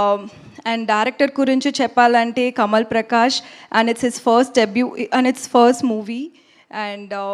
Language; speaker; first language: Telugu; non-native, learner; Tamil